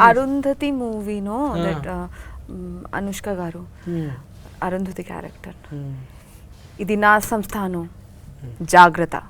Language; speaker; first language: Telugu; non-native, learner; Bangla